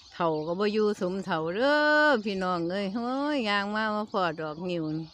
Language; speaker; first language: Thai; native; Thai